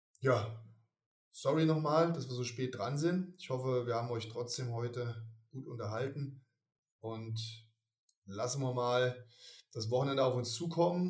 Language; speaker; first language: German; native; German